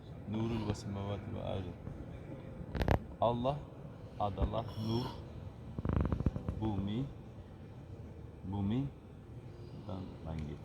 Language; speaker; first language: Indonesian; non-native, learner; Turkish